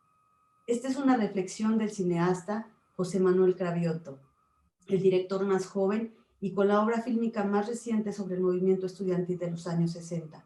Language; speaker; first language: Spanish; native; Spanish